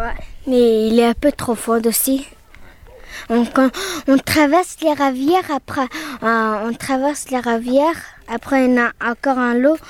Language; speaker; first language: French; early bilingual, heritage; French